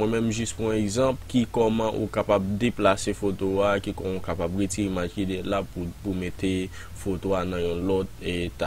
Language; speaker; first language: French; non-native, learner; Haitian Creole